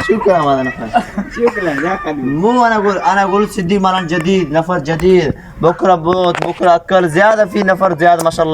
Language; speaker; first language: Arabic; non-native, learner; Urdu